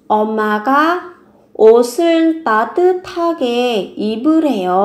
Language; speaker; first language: Korean; non-native, fluent; Vietnamese